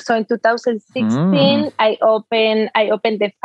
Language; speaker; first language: English; non-native, fluent; Spanish